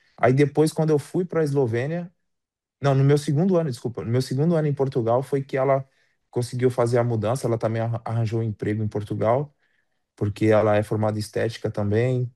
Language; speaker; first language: Portuguese; native; Portuguese